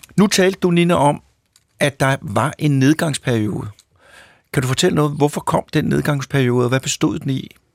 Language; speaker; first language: Danish; native; Danish